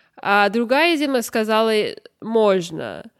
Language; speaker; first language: Russian; native; Russian